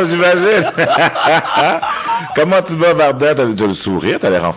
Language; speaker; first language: French; native; French